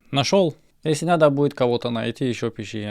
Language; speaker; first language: Russian; non-native, local second language; Tajik